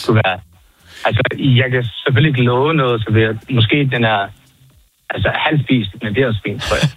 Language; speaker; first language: Danish; non-native, local second language; Faroese